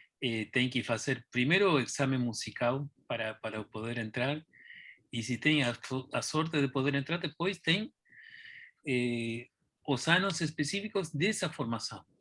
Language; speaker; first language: Portuguese; non-native, fluent; Spanish